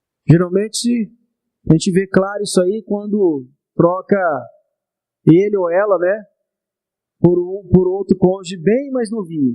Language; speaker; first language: Portuguese; native; Portuguese